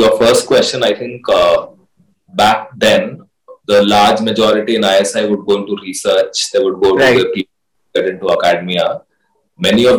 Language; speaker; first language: English; non-native, local second language; Hindi